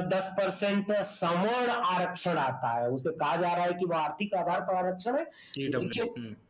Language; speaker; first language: Hindi; native; Hindi